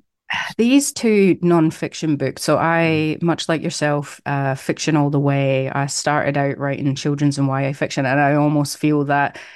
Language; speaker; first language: English; native; English